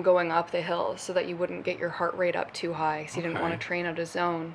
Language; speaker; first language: English; native; English